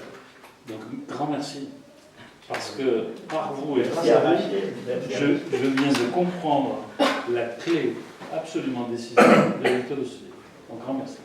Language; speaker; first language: French; native; French